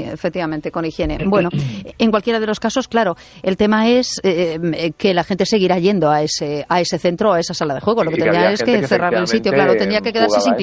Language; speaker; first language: Spanish; native; Spanish